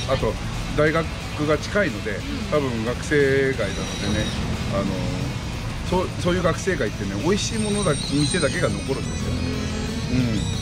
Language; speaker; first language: Japanese; native; Japanese